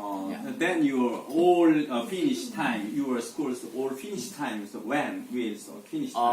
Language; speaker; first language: English; non-native, learner; Korean